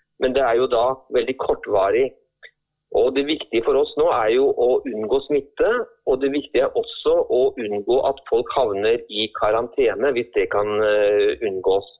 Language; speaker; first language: Norwegian; native; Norwegian